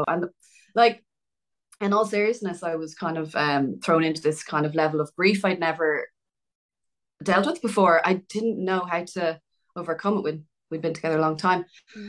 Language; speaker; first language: English; native; English